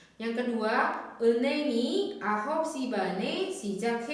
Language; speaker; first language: Korean; non-native, fluent; Indonesian